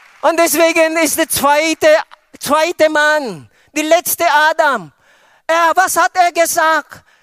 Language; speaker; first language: German; non-native, fluent; Filipino